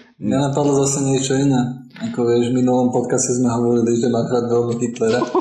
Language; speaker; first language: Slovak; non-native, local second language; Hungarian